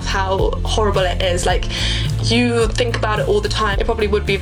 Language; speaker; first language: English; native; English